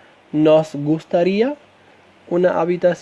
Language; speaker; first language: Spanish; non-native, fluent; English